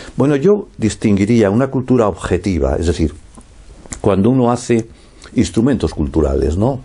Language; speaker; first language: Spanish; native; Spanish